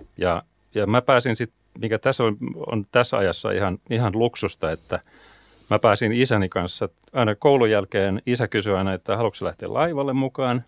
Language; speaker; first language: Finnish; native; Finnish